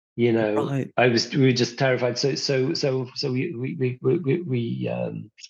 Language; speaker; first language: English; native; English